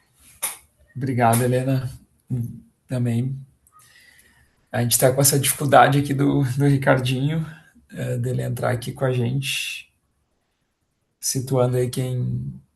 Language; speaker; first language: Portuguese; native; Portuguese